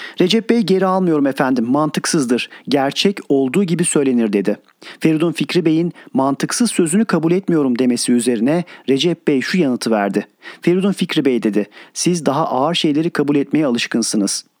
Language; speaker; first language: Turkish; native; Turkish